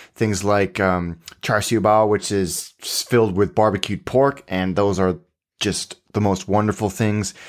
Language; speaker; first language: English; native; English